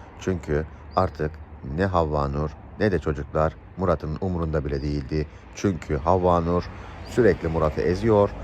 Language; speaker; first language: Turkish; native; Turkish